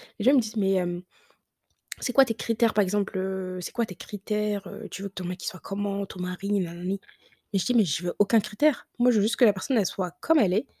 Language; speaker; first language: French; early bilingual, other home language; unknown